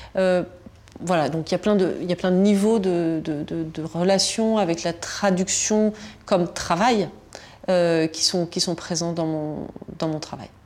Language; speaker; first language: French; native; French